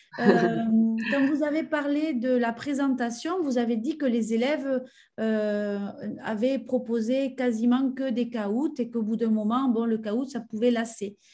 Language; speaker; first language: French; native; French